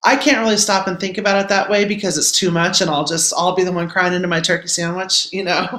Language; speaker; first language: English; native; English